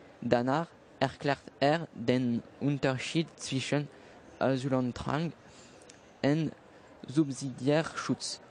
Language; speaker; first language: German; non-native, learner; French